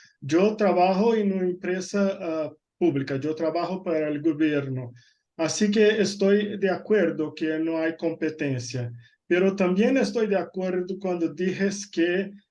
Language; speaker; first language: Spanish; non-native, fluent; Portuguese